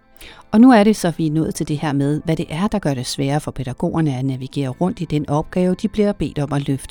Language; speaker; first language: Danish; native; Danish